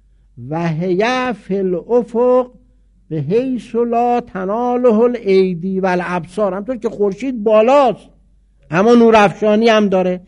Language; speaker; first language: Persian; native; Persian